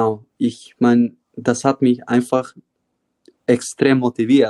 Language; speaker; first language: German; non-native, fluent; Italian